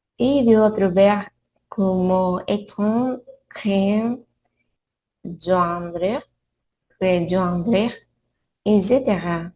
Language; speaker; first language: French; non-native, learner; Spanish